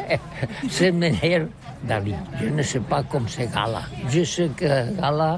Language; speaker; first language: French; non-native, learner; Catalan